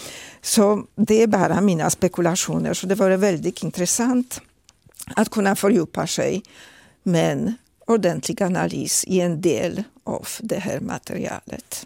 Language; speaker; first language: Swedish; non-native, fluent; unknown